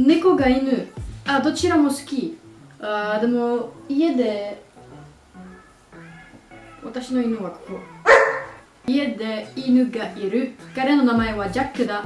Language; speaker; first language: Japanese; non-native, learner; French